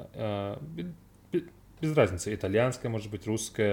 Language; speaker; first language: Russian; non-native, learner; English